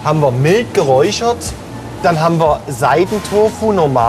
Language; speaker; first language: German; native; German